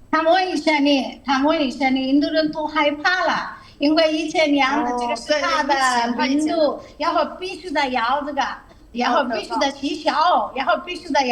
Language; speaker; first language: Chinese; non-native, fluent; Telugu